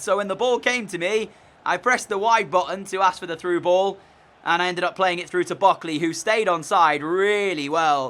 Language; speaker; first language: English; native; English